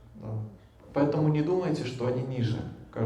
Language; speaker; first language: Russian; native; Russian